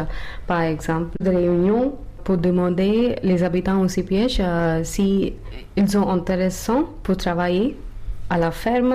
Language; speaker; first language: French; non-native, learner; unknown